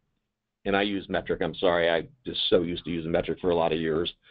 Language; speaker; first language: English; native; English